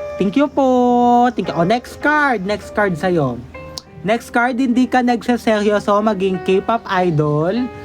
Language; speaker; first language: Filipino; native; Filipino